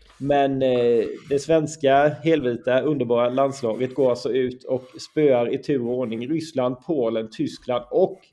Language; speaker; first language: Swedish; native; Swedish